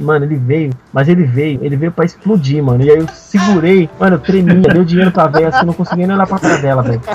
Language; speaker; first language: Portuguese; native; Portuguese